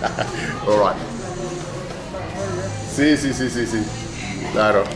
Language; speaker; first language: Spanish; non-native, learner; English